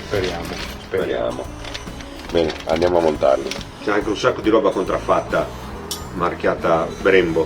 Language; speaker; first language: Italian; native; Italian